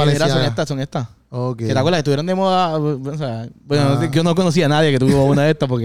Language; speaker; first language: Spanish; native; Spanish